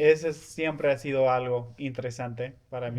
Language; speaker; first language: Spanish; non-native, fluent; English